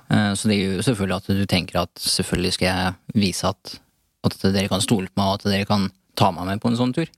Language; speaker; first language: Norwegian; early bilingual, other home language; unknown